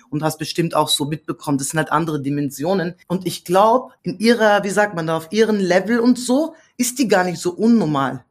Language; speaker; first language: German; early bilingual, other home language; Central Kurdish